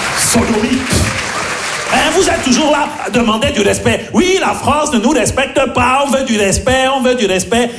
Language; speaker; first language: French; early bilingual, other home language; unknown